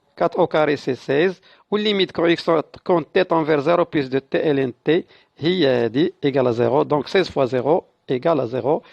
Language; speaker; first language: French; non-native, local second language; Arabic